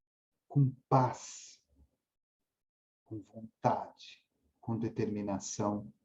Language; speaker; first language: Portuguese; native; Portuguese